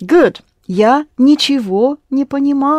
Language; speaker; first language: Russian; non-native, fluent; English